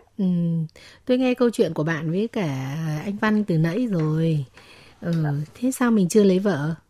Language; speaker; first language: Vietnamese; native; Vietnamese